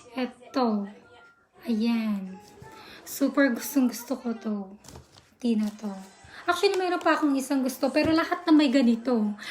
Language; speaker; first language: Filipino; native; Filipino